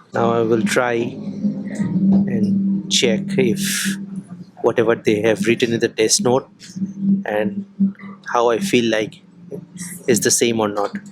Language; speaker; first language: English; non-native, fluent; Bangla